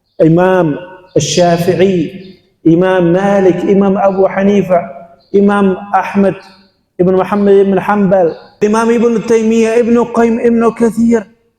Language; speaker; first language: Arabic; non-native, fluent; Dutch